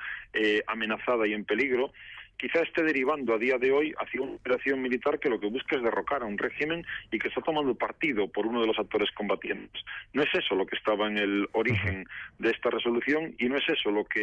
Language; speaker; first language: Spanish; native; Spanish